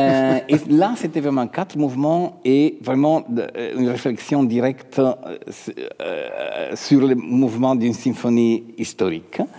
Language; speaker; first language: French; non-native, fluent; Italian